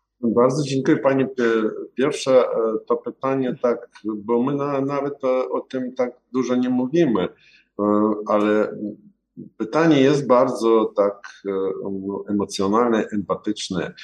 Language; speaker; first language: Polish; non-native, learner; Ukrainian